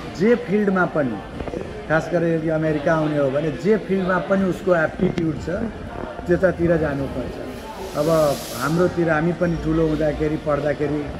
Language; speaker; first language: Nepali; non-native, local second language; Maithili